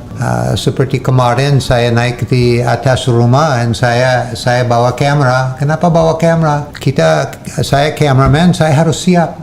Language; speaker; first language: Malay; non-native, fluent; English